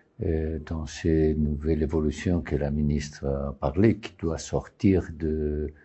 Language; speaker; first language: French; non-native, learner; Spanish